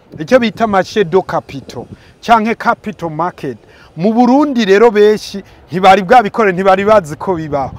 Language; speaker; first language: Rundi; early bilingual, heritage; Rundi